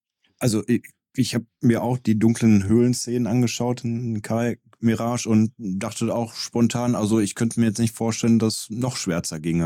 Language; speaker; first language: German; native; German